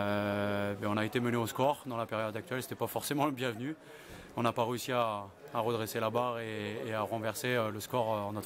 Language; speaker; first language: French; native; French